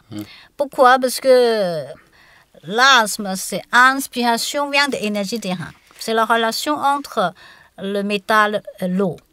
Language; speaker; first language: French; non-native, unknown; Chinese